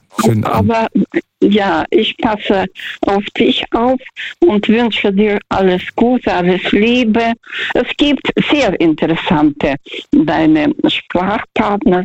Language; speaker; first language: German; non-native, fluent; Russian